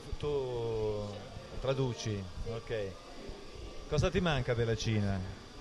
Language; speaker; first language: Italian; native; Italian